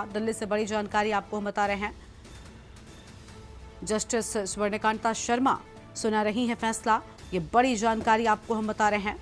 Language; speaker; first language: Hindi; native; Hindi